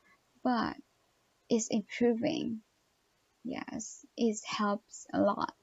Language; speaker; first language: English; non-native, learner; Thai